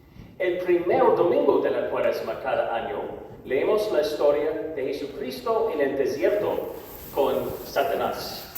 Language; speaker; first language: Spanish; non-native, learner; English